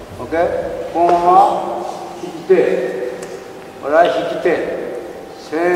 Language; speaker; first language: English; non-native, learner; Japanese